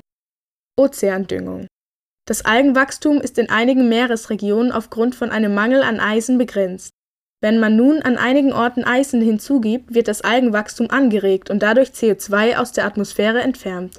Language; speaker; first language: German; native; German